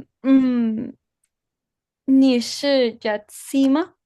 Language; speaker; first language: Chinese; non-native, learner; Spanish